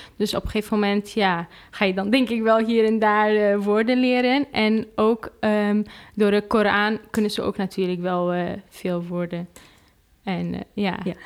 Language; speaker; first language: Dutch; non-native, fluent; Arabic